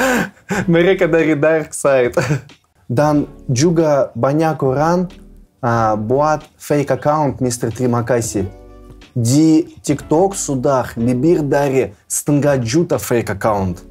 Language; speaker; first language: Indonesian; non-native, learner; Russian